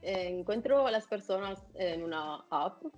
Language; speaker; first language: Spanish; non-native, fluent; Italian